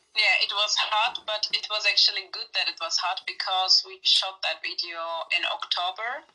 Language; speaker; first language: English; non-native, fluent; Turkish